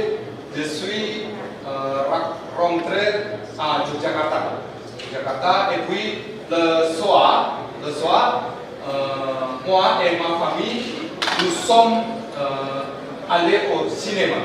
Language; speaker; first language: French; non-native, learner; Indonesian